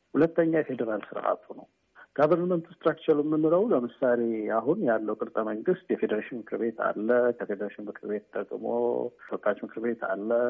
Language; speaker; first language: Amharic; native; Amharic